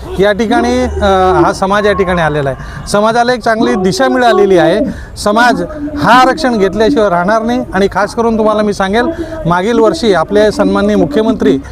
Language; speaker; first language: Marathi; non-native, local second language; Lambadi